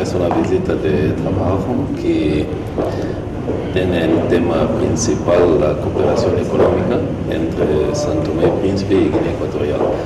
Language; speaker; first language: Portuguese; non-native, fluent; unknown